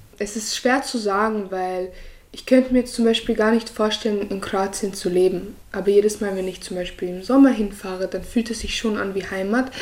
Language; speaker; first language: German; early bilingual, other home language; Croatian